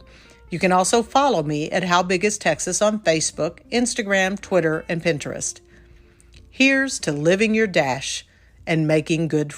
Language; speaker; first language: English; native; English